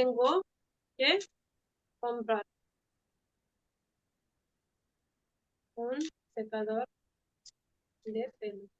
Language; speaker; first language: Spanish; non-native, fluent; Bangla